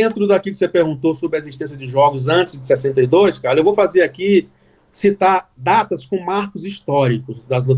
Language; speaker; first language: Portuguese; native; Portuguese